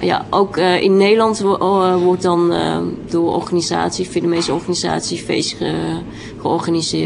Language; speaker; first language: Dutch; early bilingual, other home language; Vietnamese